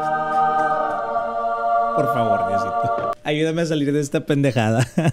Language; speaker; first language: Spanish; early bilingual, heritage; Spanish